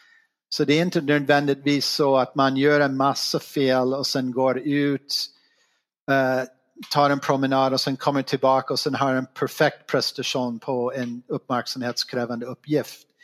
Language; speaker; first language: Swedish; non-native, fluent; English